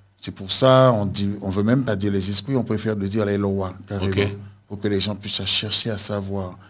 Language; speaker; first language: French; native; French